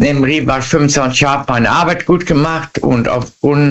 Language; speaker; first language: German; native; German